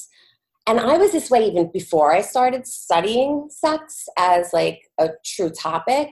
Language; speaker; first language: English; native; English